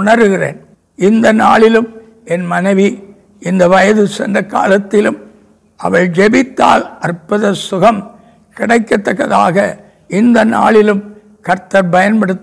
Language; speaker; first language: Tamil; native; Tamil